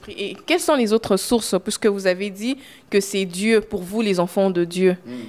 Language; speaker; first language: French; non-native, local second language; Lingala